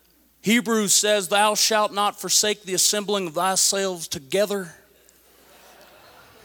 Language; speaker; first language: English; native; English